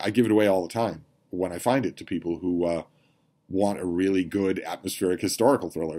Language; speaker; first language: English; native; English